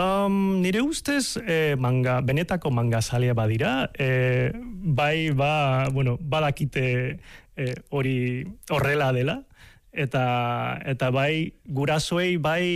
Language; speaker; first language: Basque; non-native, local second language; Spanish